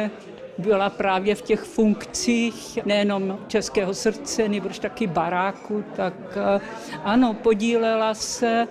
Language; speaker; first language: Czech; early bilingual, other home language; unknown